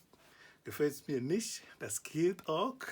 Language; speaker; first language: German; non-native, learner; Igbo